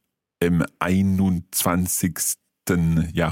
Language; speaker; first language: German; non-native, learner; English